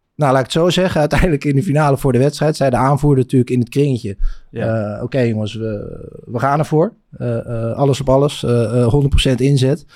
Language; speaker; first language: Dutch; native; Dutch